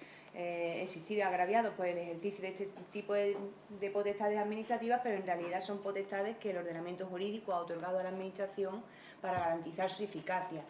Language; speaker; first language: Spanish; native; Spanish